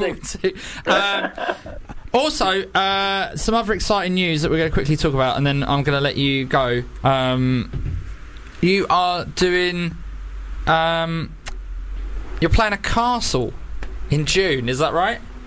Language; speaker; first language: English; native; English